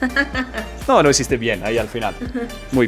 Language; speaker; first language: Spanish; non-native, fluent; English